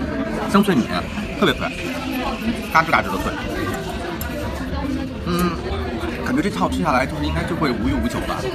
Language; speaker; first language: Chinese; native; Chinese